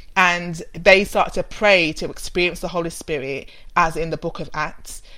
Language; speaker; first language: English; native; English